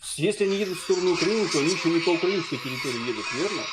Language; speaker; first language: Russian; native; Russian